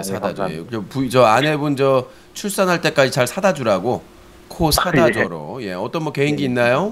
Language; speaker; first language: Korean; native; Korean